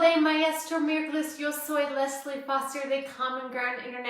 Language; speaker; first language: Spanish; non-native, fluent; English